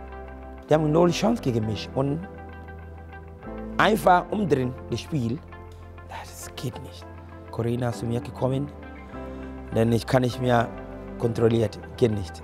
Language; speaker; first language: German; non-native, fluent; Akan